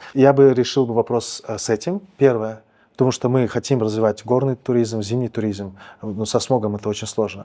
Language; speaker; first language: Russian; native; Russian